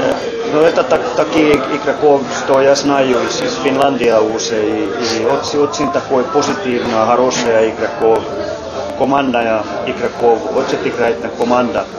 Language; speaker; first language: Russian; non-native, learner; Finnish